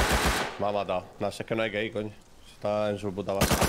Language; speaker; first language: Spanish; native; Spanish